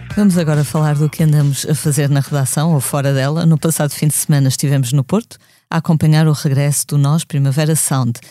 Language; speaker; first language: Portuguese; native; Portuguese